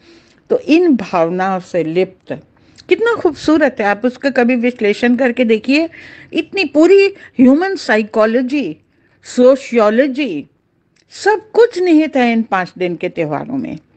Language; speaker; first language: Hindi; native; Hindi